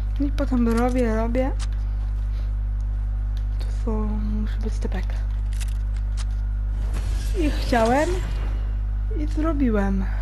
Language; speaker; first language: Polish; early bilingual, heritage; German